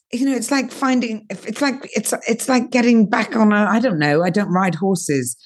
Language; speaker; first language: English; native; English